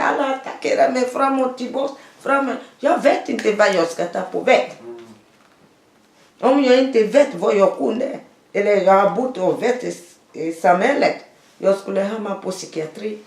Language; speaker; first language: Swedish; non-native, learner; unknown